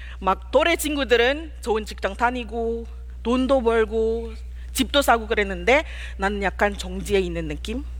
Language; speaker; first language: Korean; non-native, fluent; Malay